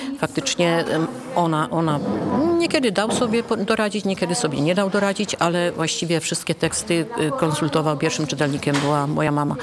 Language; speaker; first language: Polish; native; Polish